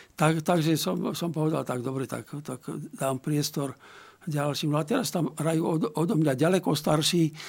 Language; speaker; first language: Slovak; native; Slovak